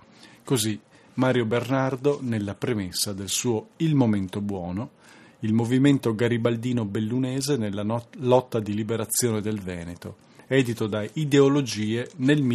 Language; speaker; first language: Italian; native; Italian